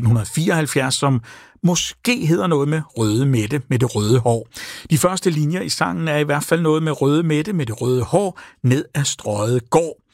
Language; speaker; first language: Danish; native; Danish